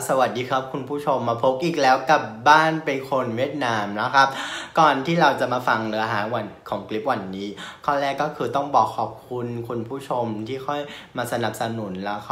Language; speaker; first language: Thai; non-native, fluent; Vietnamese